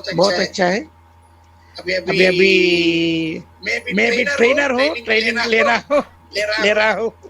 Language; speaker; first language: Hindi; non-native, local second language; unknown